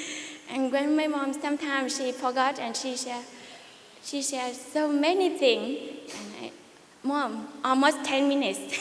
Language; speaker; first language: English; non-native, learner; Vietnamese